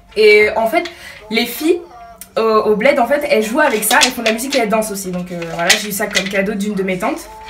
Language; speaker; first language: French; early bilingual, other home language; Bambara